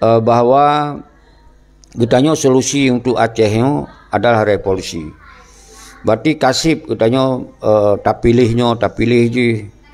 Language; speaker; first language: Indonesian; non-native, local second language; Achinese